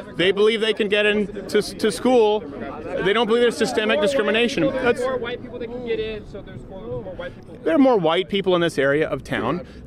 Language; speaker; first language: English; native; English